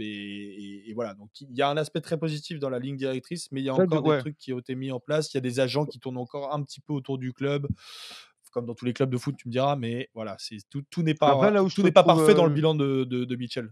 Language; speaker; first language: French; native; French